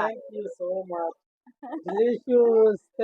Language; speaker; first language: English; non-native, learner; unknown